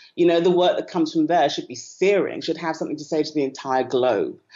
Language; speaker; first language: English; native; English